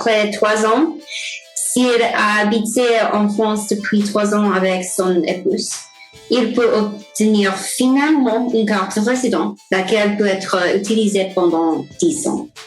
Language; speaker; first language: French; non-native, fluent; English